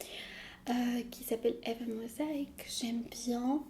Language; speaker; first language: French; non-native, fluent; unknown